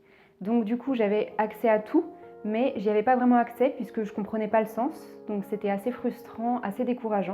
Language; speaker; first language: French; native; French